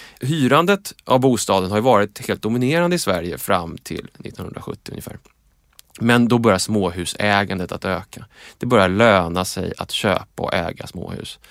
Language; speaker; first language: Swedish; native; Swedish